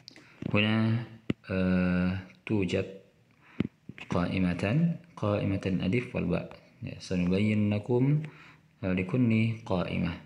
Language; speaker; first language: Arabic; non-native, fluent; Indonesian